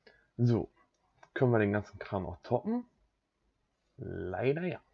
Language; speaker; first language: German; native; German